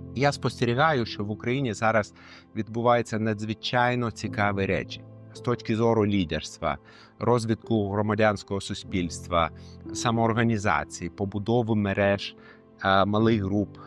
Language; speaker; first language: Ukrainian; non-native, fluent; Lithuanian